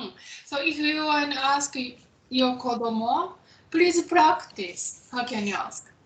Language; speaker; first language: English; non-native, fluent; Japanese